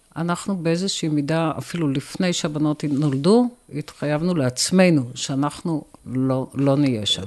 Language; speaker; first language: Hebrew; native; Hebrew